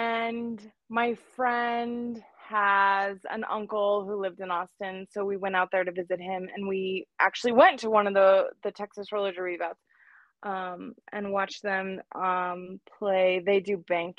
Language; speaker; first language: English; native; English